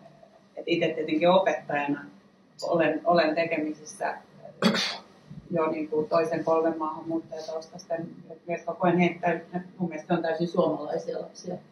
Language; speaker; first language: Finnish; native; Finnish